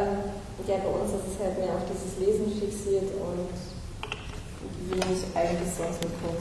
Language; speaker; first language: German; native; German